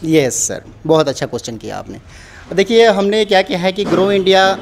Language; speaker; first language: Hindi; native; Hindi